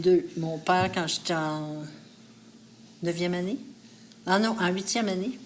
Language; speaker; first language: French; native; French